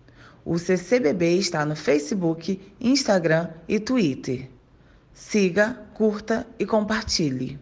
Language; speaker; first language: Portuguese; native; Portuguese